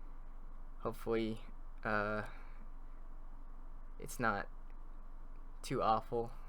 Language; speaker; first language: English; native; English